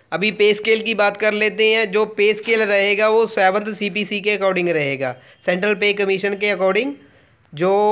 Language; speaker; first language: Hindi; non-native, local second language; Punjabi